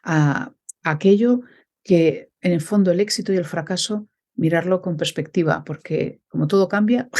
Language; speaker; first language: Spanish; native; Spanish